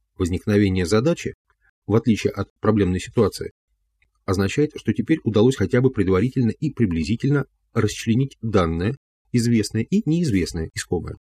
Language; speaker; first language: Russian; native; Russian